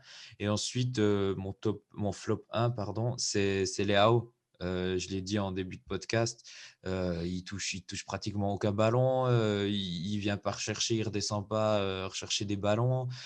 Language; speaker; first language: French; native; French